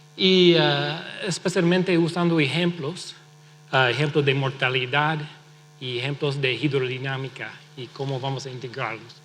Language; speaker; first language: Spanish; non-native, fluent; English